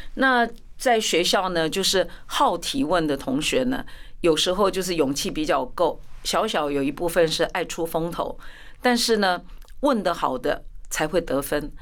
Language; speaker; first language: Chinese; native; Chinese